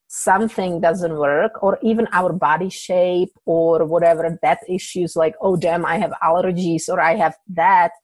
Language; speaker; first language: English; non-native, fluent; Czech